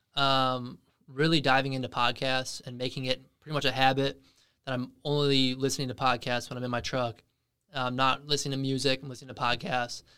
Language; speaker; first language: English; native; English